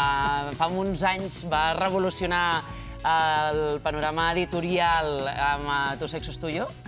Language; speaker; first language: Catalan; native; Catalan